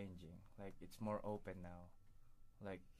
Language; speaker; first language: English; non-native, local second language; Filipino